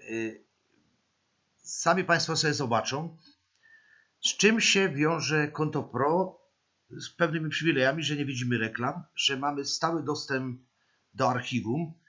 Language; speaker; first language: Polish; native; Polish